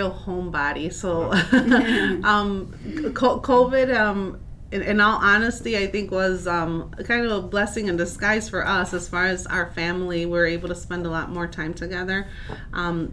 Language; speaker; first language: English; native; English